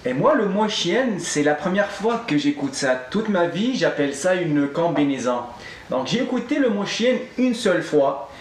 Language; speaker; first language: French; non-native, local second language; Arabic